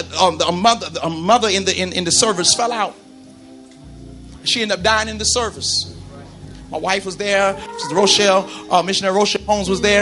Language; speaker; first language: English; native; English